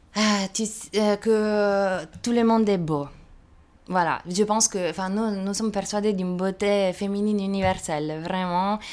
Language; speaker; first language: French; non-native, fluent; Italian